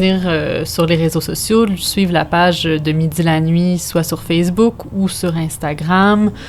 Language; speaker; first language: French; native; French